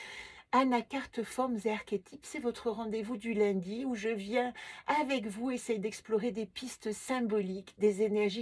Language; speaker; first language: French; native; French